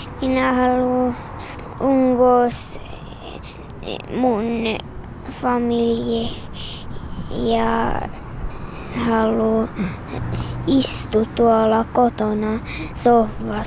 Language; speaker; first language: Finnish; early bilingual, heritage; Finnish